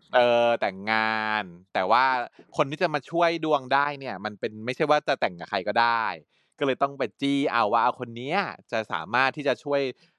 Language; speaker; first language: Thai; native; Thai